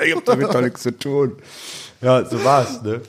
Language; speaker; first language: German; native; German